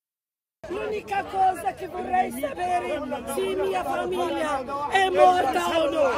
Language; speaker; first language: Italian; non-native, learner; Arabic